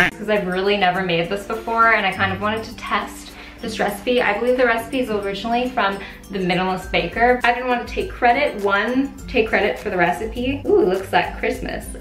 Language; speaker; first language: English; native; English